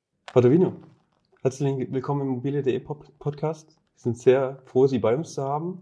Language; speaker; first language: German; native; German